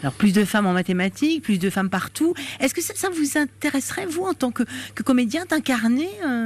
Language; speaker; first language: French; native; French